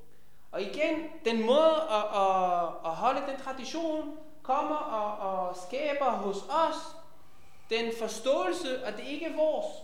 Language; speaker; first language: Danish; non-native, fluent; Hebrew